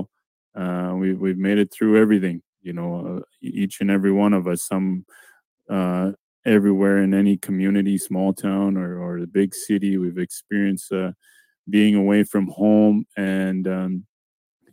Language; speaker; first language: English; non-native, fluent; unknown